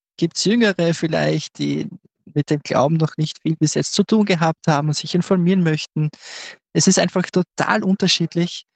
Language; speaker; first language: German; native; German